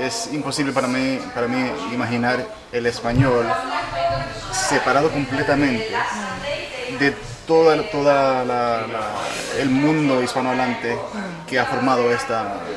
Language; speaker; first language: Spanish; native; Spanish